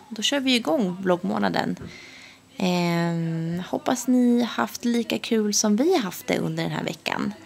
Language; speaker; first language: Swedish; native; Swedish